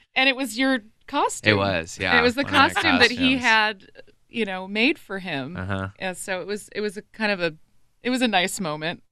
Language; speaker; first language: English; native; English